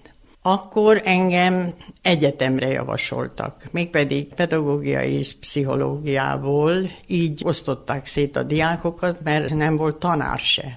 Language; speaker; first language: Hungarian; native; Hungarian